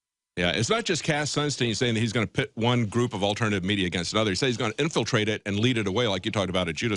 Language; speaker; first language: English; native; English